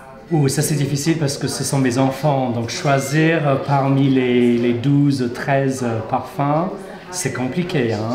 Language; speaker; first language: French; non-native, fluent; English